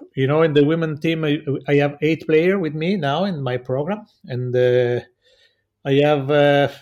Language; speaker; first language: English; non-native, learner; Italian